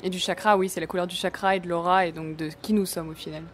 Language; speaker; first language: French; native; French